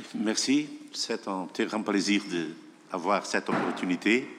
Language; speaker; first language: French; non-native, fluent; Portuguese